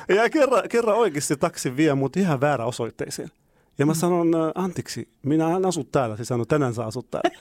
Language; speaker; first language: Finnish; non-native, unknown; Arabic